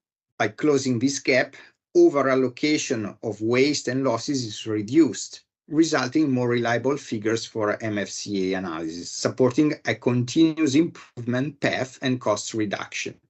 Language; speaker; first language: English; non-native, fluent; Italian